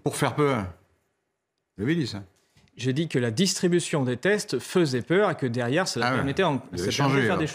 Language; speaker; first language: French; native; French